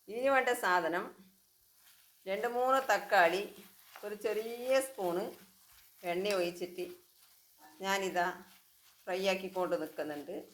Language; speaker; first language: Malayalam; native; Malayalam